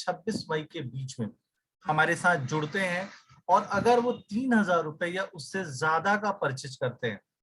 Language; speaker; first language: Hindi; native; Hindi